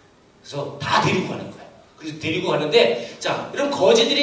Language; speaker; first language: Korean; native; Korean